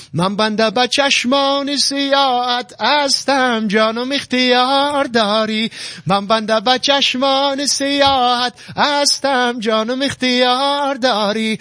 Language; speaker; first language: Tajik; non-native, local second language; Shughni